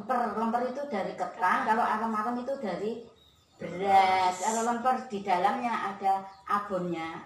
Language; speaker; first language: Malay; non-native, local second language; Javanese